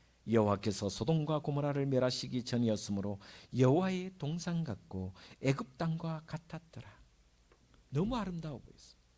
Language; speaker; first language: Korean; native; Korean